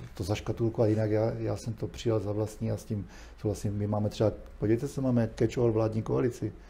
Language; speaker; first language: Czech; native; Czech